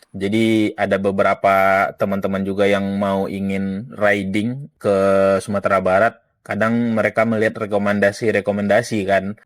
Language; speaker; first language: Indonesian; non-native, local second language; Minangkabau